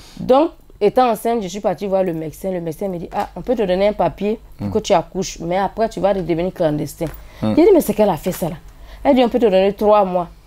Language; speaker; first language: French; non-native, local second language; Dyula